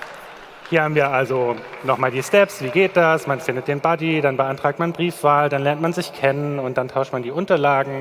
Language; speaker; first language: German; native; German